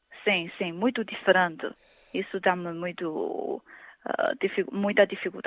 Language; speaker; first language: Portuguese; non-native, fluent; Chinese